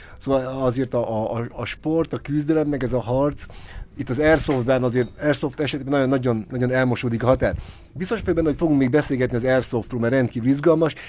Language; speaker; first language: Hungarian; native; Hungarian